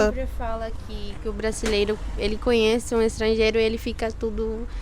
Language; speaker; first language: Portuguese; non-native, fluent; Spanish